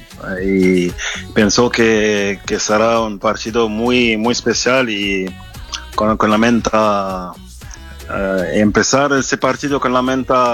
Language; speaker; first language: Spanish; non-native, fluent; French